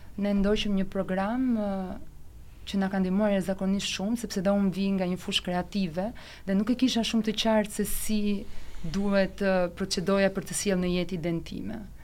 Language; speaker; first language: Albanian; native; Albanian